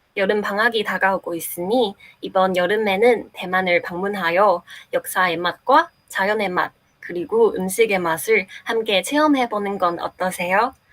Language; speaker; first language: Korean; non-native, fluent; Chinese